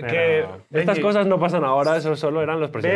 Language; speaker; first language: Spanish; native; Spanish